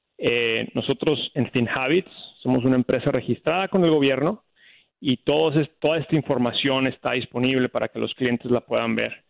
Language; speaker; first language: Spanish; native; Spanish